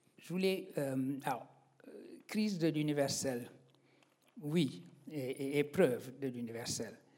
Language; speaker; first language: French; non-native, local second language; Wolof